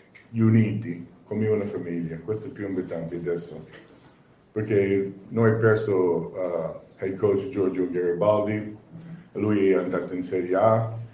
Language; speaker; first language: Italian; non-native, learner; English